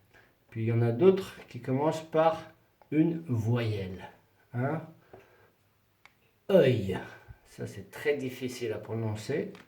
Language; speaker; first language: French; non-native, fluent; Spanish